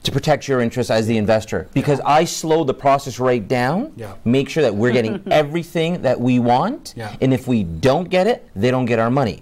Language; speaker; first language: English; native; English